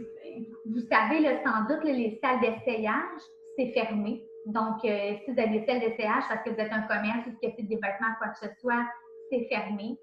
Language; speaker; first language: French; native; French